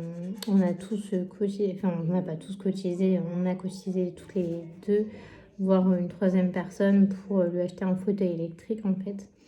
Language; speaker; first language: French; native; French